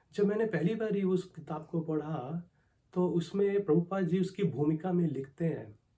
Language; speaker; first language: Hindi; native; Hindi